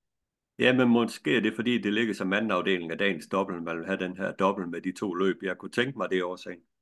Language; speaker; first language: Danish; native; Danish